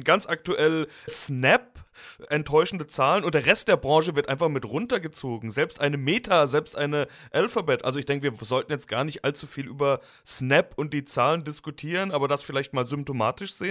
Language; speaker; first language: German; native; German